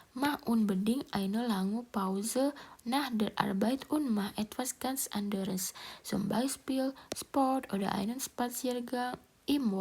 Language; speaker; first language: German; non-native, learner; Indonesian